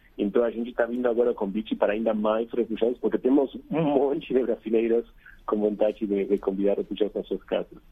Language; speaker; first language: Portuguese; non-native, fluent; Spanish